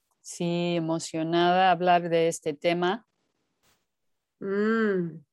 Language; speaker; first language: Spanish; non-native, fluent; English